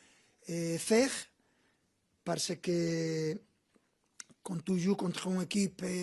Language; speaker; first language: French; non-native, fluent; Spanish